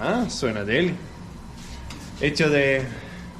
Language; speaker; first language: Spanish; non-native, learner; English